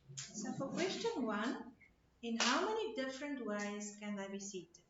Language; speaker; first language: English; non-native, local second language; Afrikaans